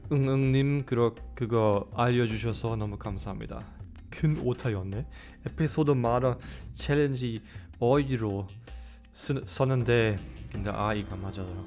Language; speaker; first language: Korean; non-native, fluent; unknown